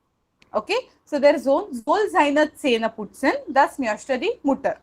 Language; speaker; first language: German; non-native, fluent; Hindi